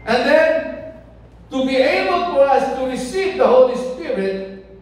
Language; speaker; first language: English; non-native, local second language; Filipino